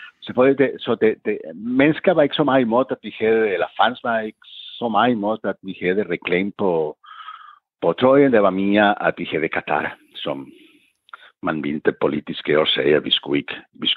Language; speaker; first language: Danish; non-native, fluent; Catalan